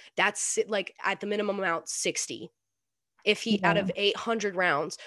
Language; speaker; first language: English; native; English